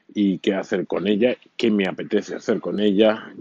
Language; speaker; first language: Spanish; native; Spanish